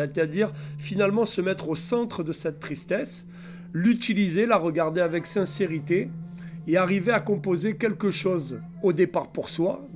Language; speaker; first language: French; native; French